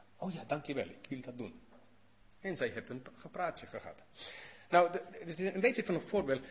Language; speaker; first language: Dutch; non-native, learner; English